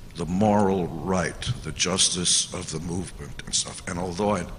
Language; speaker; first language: English; early bilingual, other home language; Hungarian